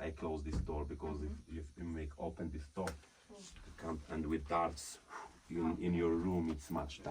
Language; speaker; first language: English; non-native, learner; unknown